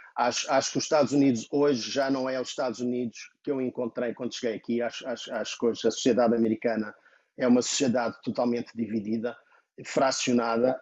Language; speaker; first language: Portuguese; native; Portuguese